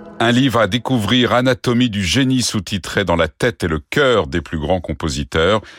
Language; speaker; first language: French; native; French